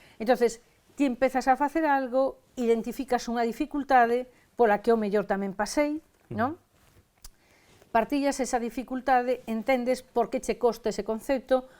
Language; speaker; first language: Galician; non-native, local second language; Spanish